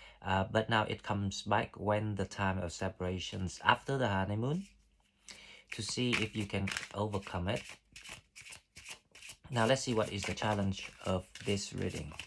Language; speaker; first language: English; non-native, fluent; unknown